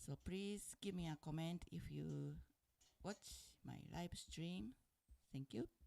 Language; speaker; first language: English; non-native, fluent; Japanese